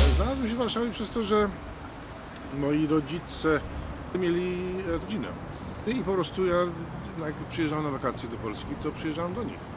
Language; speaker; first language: Polish; early bilingual, heritage; Polish